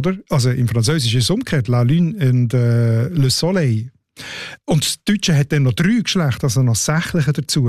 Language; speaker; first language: German; native; German